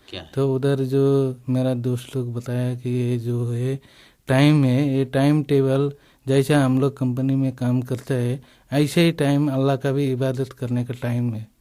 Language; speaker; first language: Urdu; non-native, learner; Nepali